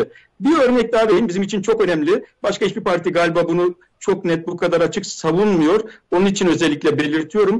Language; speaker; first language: Turkish; native; Turkish